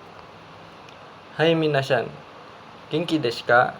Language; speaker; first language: Japanese; non-native, learner; Indonesian